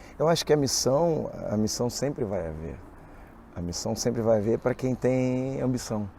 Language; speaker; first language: Portuguese; native; Portuguese